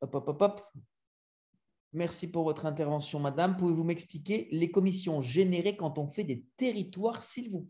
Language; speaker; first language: French; native; French